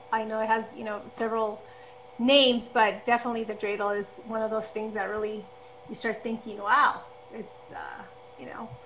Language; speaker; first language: English; early bilingual, other home language; Spanish